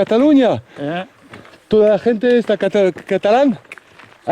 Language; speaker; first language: Spanish; non-native, learner; French